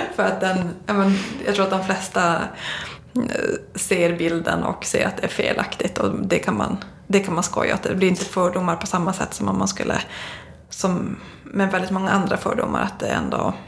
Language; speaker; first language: Swedish; native; Swedish